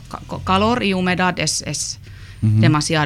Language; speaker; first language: Spanish; non-native, learner; Finnish